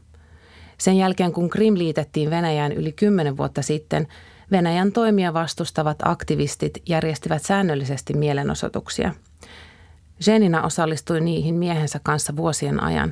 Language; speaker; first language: Finnish; native; Finnish